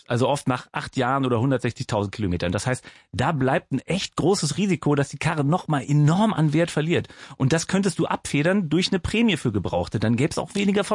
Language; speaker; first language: German; native; German